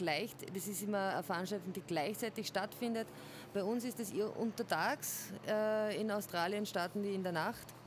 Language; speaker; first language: German; native; German